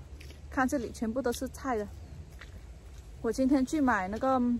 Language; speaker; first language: Chinese; non-native, fluent; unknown